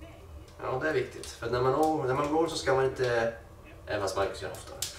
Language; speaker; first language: Swedish; native; Swedish